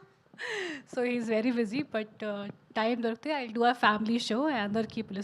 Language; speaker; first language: Telugu; non-native, local second language; Hindi